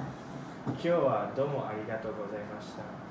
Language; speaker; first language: Japanese; non-native, learner; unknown